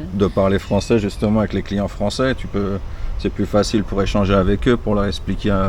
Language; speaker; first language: French; native; French